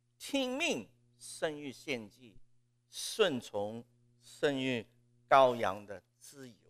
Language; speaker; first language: Chinese; non-native, local second language; Cantonese